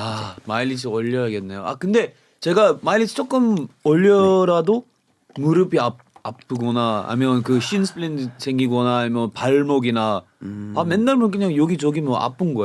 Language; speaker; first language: Korean; non-native, fluent; English